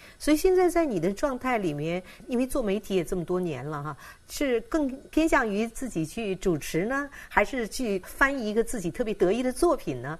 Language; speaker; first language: Chinese; native; Chinese